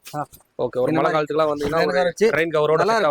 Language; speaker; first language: Tamil; native; Tamil